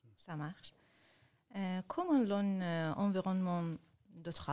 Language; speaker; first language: French; non-native, learner; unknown